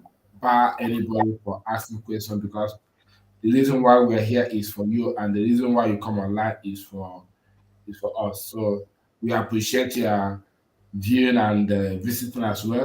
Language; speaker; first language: English; non-native, local second language; Igbo